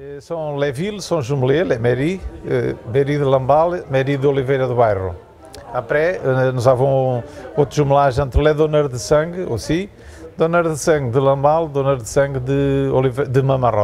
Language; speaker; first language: French; non-native, learner; Portuguese